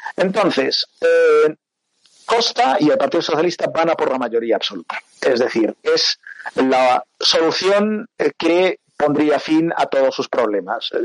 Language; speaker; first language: Spanish; early bilingual, other home language; Portuguese